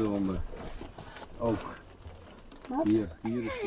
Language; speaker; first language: Dutch; native; Dutch